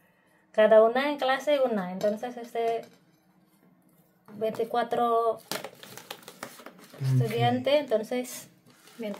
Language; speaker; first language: Spanish; non-native, learner; Indonesian